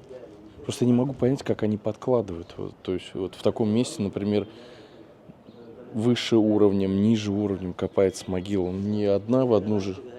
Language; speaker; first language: Russian; native; Russian